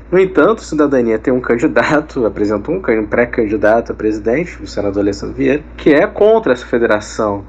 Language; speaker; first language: Portuguese; native; Portuguese